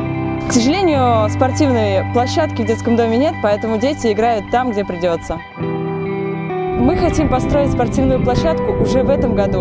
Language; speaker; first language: Russian; native; Russian